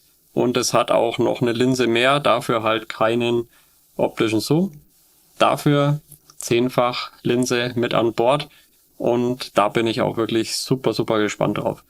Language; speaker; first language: German; native; German